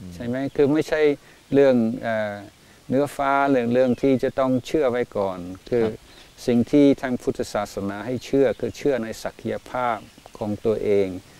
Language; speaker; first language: Thai; non-native, fluent; English